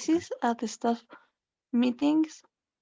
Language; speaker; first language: English; non-native, learner; Spanish